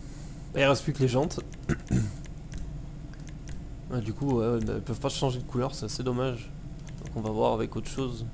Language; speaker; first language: French; native; French